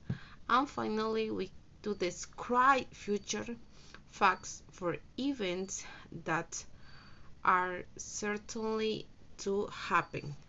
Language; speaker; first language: English; non-native, learner; Spanish